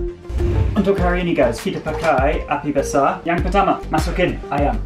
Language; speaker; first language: Indonesian; non-native, fluent; English